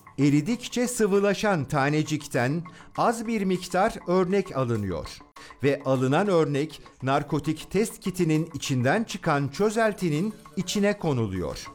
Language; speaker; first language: Turkish; native; Turkish